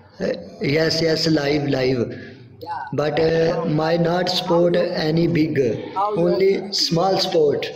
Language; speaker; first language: English; non-native, learner; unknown